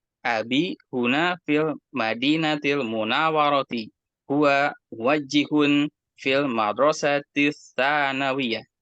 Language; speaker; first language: Arabic; non-native, learner; Indonesian